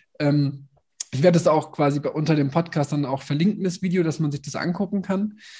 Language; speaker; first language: German; native; German